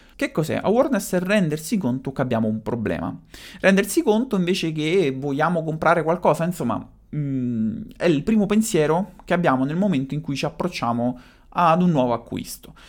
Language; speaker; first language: Italian; native; Italian